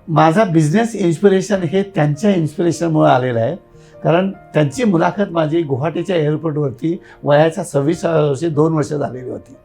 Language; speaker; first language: Marathi; native; Marathi